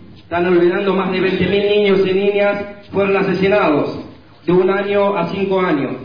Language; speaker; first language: Spanish; non-native, fluent; Arabic